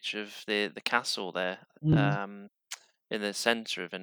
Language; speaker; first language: English; native; English